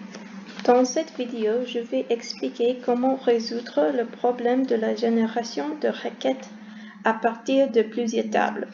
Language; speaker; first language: French; non-native, learner; English